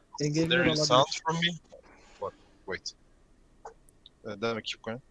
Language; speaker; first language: English; non-native, learner; Turkish